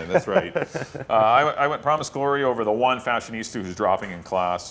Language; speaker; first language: English; native; English